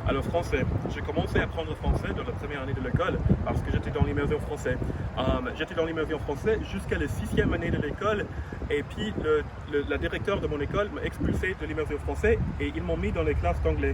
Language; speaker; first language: French; non-native, fluent; English